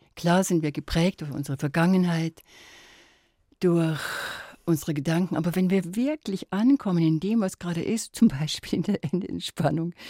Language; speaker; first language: German; native; German